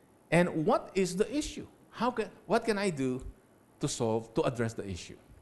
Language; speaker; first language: English; non-native, local second language; Filipino